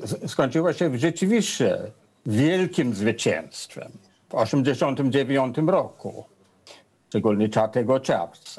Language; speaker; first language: Polish; non-native, fluent; English